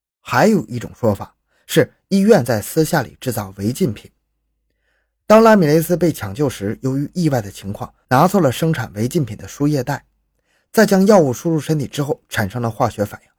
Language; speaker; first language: Chinese; native; Chinese